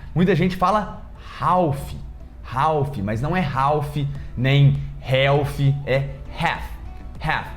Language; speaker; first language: Portuguese; native; Portuguese